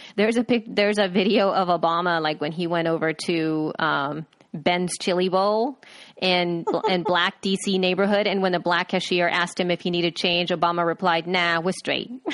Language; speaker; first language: English; native; English